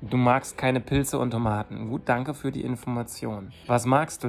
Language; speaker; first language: German; native; German